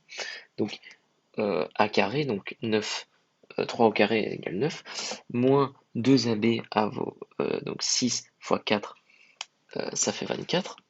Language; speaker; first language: French; native; French